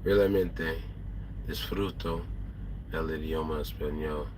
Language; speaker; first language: Spanish; non-native, learner; English